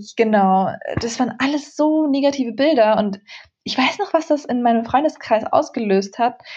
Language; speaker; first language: German; early bilingual, other home language; Central Kurdish